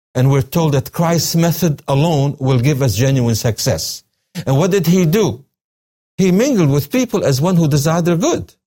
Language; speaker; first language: English; non-native, fluent; Arabic